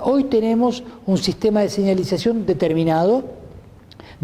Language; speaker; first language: Spanish; native; Spanish